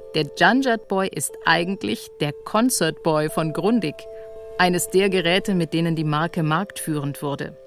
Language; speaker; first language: German; native; German